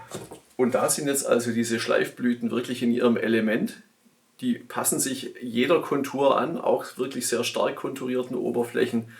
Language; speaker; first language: German; native; German